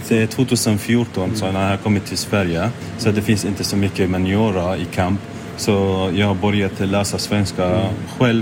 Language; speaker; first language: Swedish; non-native, learner; Arabic